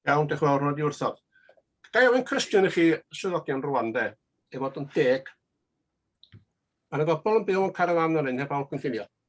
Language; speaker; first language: Welsh; native; Welsh